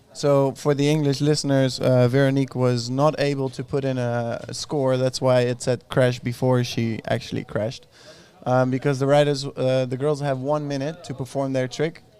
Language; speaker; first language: English; non-native, fluent; Dutch